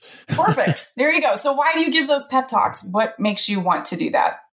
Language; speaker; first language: English; native; English